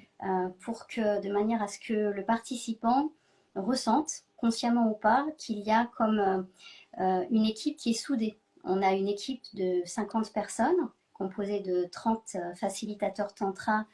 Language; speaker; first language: French; native; French